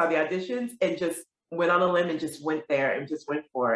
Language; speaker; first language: English; native; English